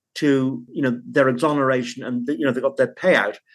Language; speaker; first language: English; native; English